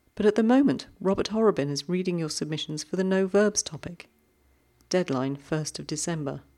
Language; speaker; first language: English; native; English